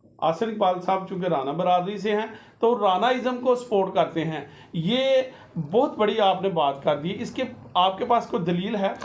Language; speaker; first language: Urdu; non-native, local second language; Punjabi